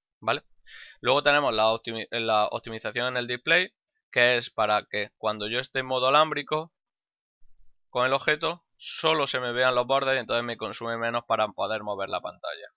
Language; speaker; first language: Spanish; native; Spanish